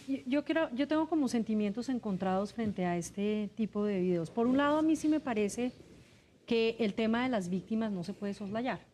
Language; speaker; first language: Spanish; native; Spanish